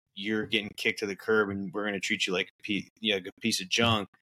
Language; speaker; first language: English; native; English